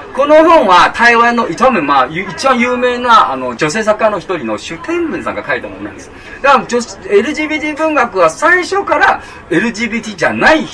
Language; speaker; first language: Japanese; non-native, fluent; Chinese